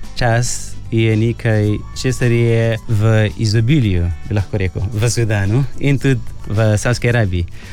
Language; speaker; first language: Slovenian; non-native, fluent; Arabic